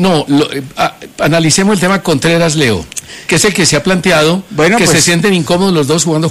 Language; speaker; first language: Spanish; native; Spanish